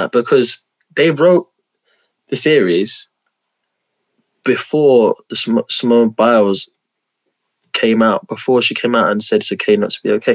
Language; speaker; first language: English; native; English